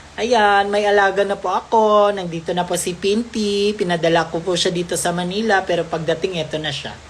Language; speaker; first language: Filipino; non-native, local second language; Cebuano